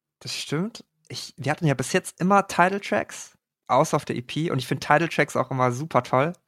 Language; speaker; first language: German; native; German